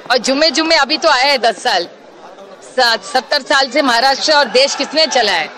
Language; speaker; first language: Hindi; non-native, local second language; Marathi